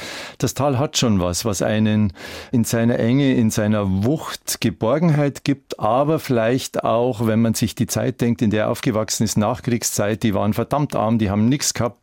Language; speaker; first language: German; native; German